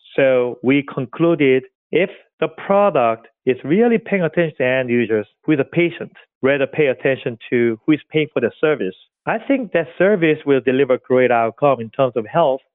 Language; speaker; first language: English; non-native, fluent; Korean